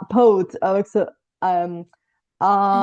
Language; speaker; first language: French; non-native, fluent; Bulgarian